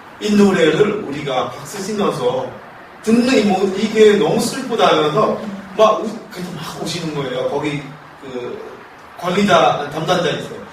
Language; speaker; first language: Korean; non-native, fluent; Burmese